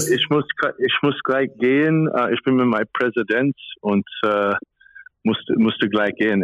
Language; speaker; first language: German; non-native, fluent; English